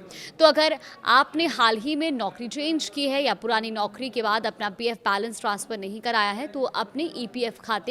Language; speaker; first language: Hindi; native; Hindi